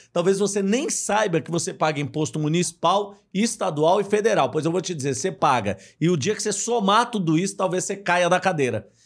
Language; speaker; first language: Portuguese; native; Portuguese